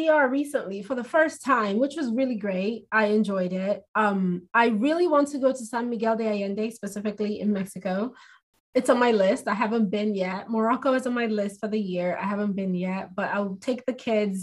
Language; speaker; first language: English; non-native, local second language; Igbo